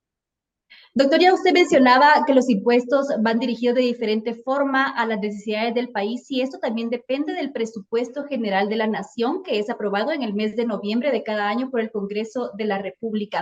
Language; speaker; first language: Spanish; native; Spanish